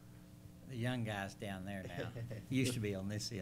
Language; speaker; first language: English; native; English